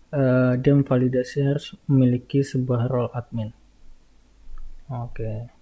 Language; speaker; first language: Indonesian; native; Indonesian